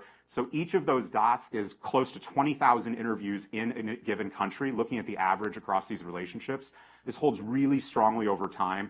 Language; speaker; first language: English; native; English